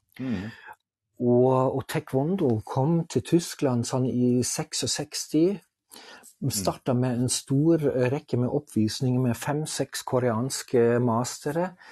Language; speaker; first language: Norwegian; non-native, fluent; German